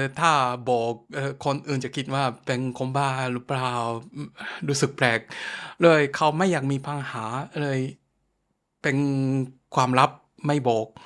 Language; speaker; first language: Thai; non-native, fluent; Japanese